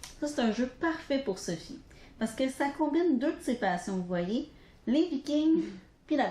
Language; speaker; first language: French; native; French